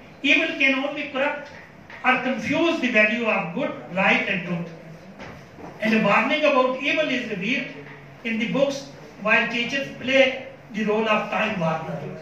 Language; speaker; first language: English; non-native, local second language; Urdu